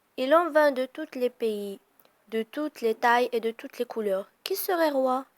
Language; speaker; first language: French; non-native, local second language; Arabic